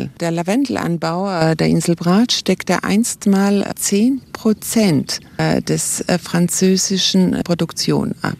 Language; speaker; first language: German; native; German